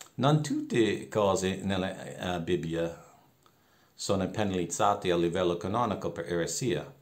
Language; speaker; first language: Italian; non-native, fluent; English